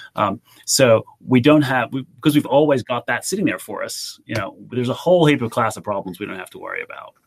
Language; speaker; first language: English; native; English